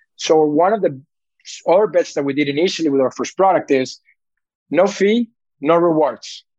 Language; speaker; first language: English; early bilingual, other home language; Spanish